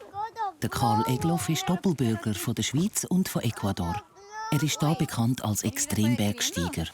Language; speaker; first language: German; native; German